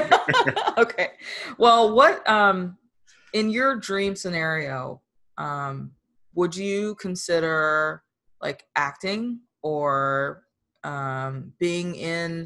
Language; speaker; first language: English; native; English